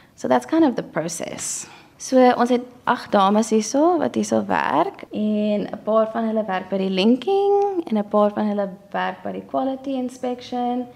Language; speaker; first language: Afrikaans; native; Afrikaans